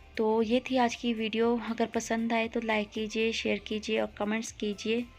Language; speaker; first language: Hindi; non-native, local second language; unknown